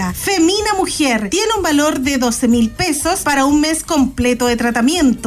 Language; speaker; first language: Spanish; native; Spanish